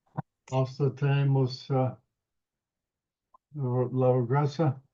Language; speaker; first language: Spanish; non-native, learner; English